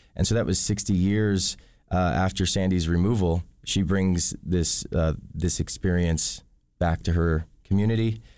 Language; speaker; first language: English; native; English